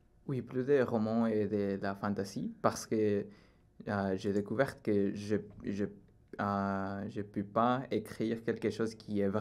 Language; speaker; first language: French; non-native, learner; Spanish